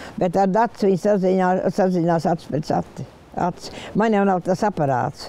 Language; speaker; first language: Latvian; native; Latvian